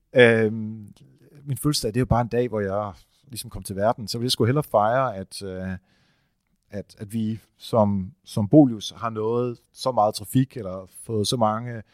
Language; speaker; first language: Danish; non-native, fluent; Dutch